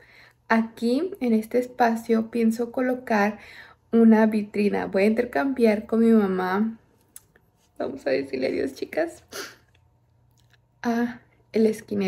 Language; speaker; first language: Spanish; native; Spanish